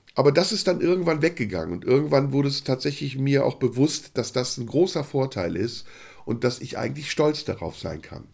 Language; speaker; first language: German; early bilingual, other home language; Turkish